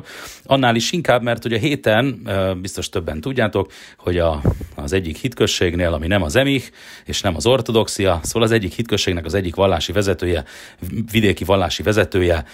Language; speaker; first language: Hungarian; native; Hungarian